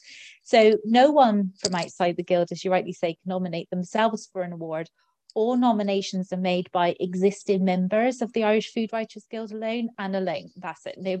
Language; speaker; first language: English; native; English